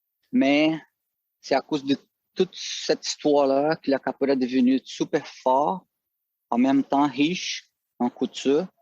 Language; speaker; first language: French; non-native, fluent; Portuguese